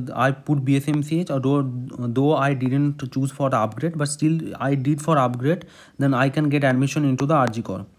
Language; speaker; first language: English; non-native, local second language; Bangla